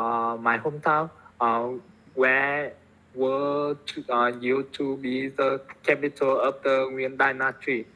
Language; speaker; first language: English; non-native, learner; Vietnamese